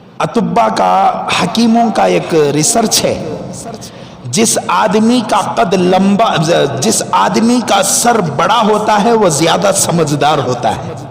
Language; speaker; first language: Urdu; native; Urdu